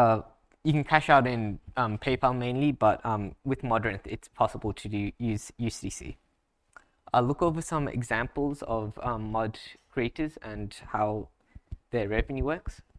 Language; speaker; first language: English; native; English